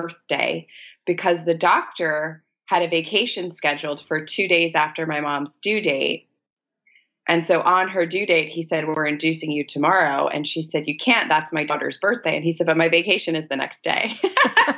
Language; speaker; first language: English; native; English